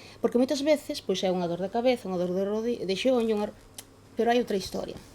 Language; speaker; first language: Galician; native; Galician